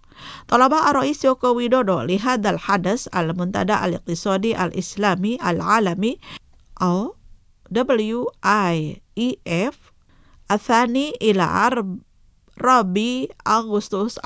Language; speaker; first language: Arabic; non-native, fluent; Indonesian